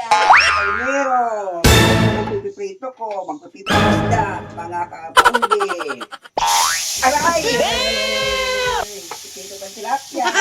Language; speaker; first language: Filipino; non-native, local second language; Hiligaynon